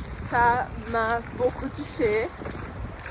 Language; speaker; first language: French; non-native, learner; Portuguese